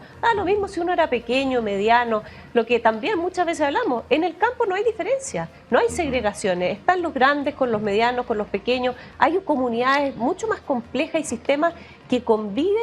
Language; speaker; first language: Spanish; native; Spanish